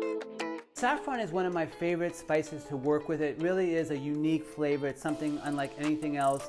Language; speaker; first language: English; native; English